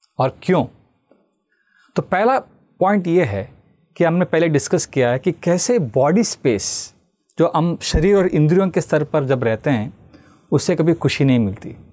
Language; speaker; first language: Hindi; non-native, local second language; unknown